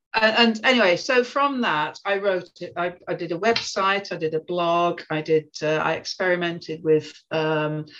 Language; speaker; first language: English; native; English